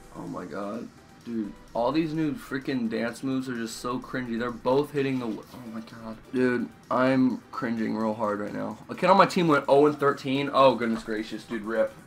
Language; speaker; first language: English; native; English